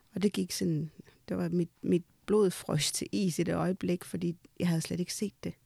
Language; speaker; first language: Danish; early bilingual, other home language; Amharic